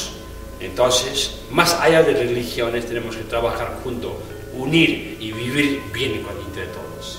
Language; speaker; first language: Spanish; non-native, fluent; Tibetan